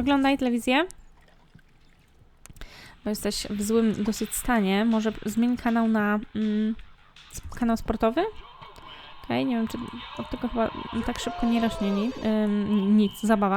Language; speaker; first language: Polish; native; Polish